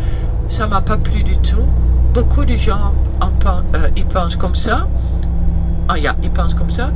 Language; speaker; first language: French; early bilingual, heritage; Dutch